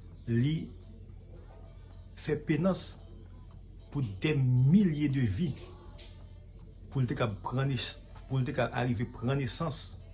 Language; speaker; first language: French; non-native, local second language; Haitian Creole